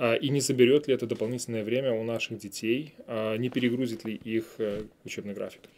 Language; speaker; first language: Russian; native; Russian